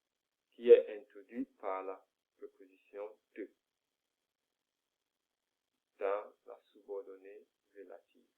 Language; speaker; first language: French; non-native, fluent; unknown